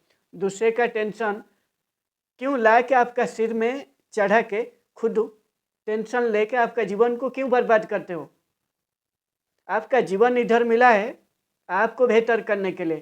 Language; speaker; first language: Hindi; non-native, local second language; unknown